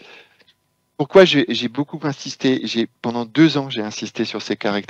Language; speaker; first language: French; native; French